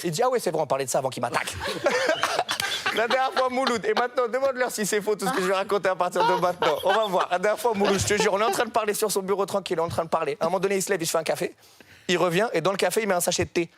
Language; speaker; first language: French; native; French